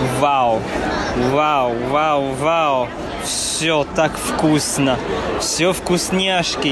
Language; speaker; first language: Russian; non-native, fluent; Chinese